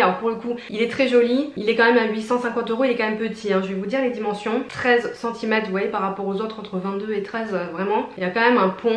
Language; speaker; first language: French; native; French